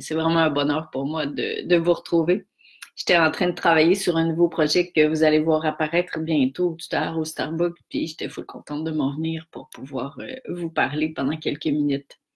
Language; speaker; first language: French; native; French